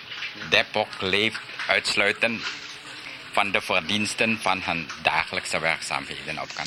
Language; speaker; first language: Dutch; early bilingual, heritage; Dutch